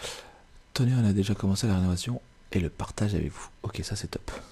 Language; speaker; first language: French; native; French